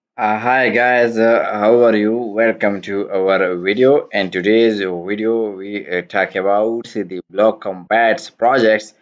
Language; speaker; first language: English; non-native, learner; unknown